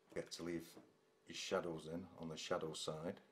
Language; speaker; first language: English; native; English